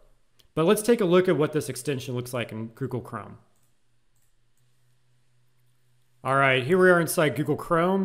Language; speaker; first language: English; native; English